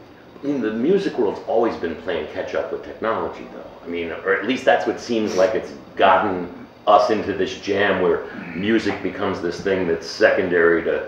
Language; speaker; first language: English; native; English